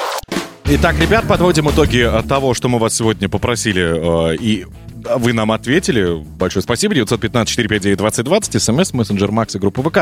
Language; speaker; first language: Russian; native; Russian